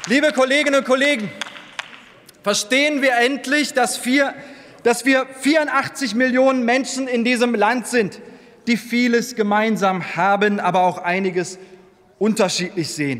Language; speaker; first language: German; early bilingual, other home language; Turkish